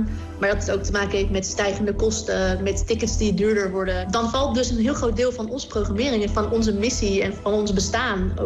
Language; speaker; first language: Dutch; native; Dutch